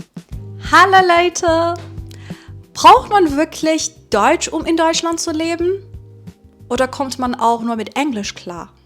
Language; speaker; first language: German; non-native, fluent; Persian